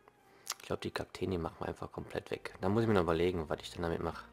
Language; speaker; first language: German; native; German